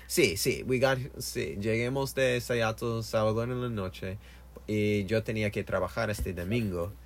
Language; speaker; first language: Spanish; non-native, learner; English